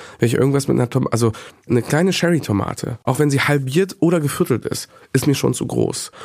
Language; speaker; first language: German; early bilingual, other home language; Bosnian